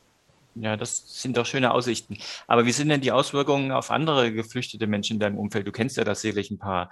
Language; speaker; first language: German; native; German